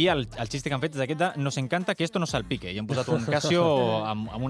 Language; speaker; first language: Catalan; native; Catalan